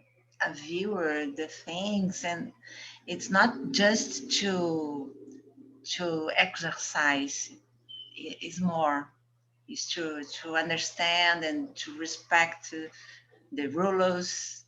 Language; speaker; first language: English; non-native, learner; Portuguese